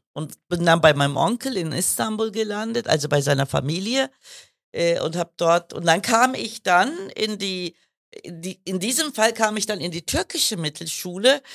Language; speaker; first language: German; early bilingual, other home language; Kurdish